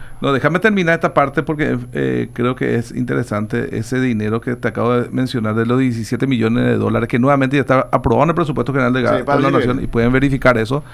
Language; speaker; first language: Spanish; native; Spanish